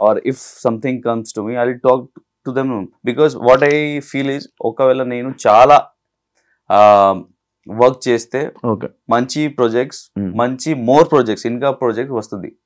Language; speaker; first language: Telugu; non-native, learner; Hindi